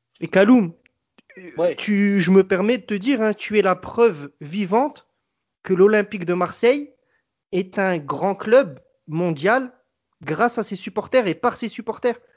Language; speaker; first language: French; native; French